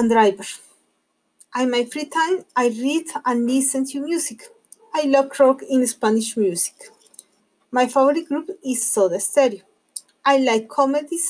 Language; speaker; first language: English; non-native, learner; Spanish